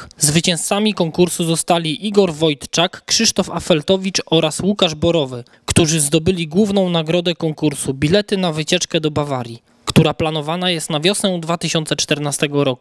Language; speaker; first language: Polish; native; Polish